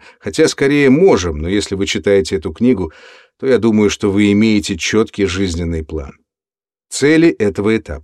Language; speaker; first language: Russian; native; Russian